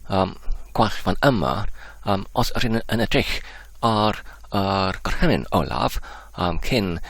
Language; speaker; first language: Welsh; non-native, learner; English